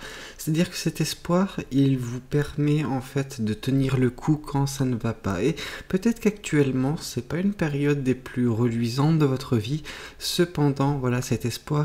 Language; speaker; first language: French; native; French